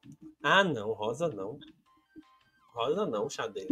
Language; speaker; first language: Portuguese; native; Portuguese